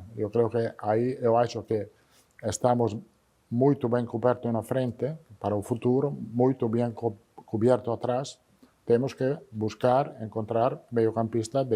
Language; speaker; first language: Portuguese; non-native, fluent; Italian